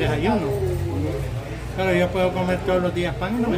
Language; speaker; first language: Spanish; native; Spanish